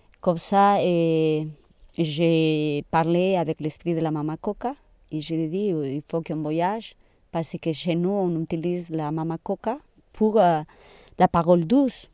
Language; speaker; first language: French; non-native, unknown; Spanish